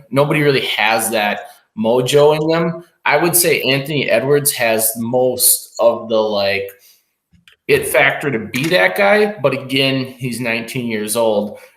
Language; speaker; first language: English; native; English